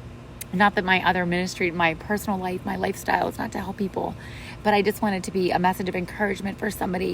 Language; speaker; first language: English; native; English